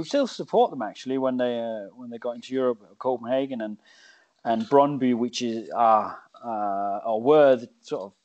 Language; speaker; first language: English; non-native, fluent; Danish